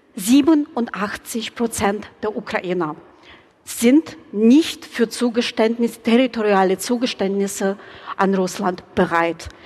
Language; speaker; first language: German; non-native, fluent; Ukrainian